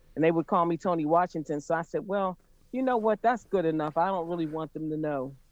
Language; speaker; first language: English; native; English